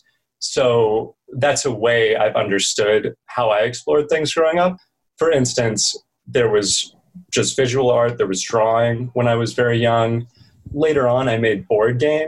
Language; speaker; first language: English; native; English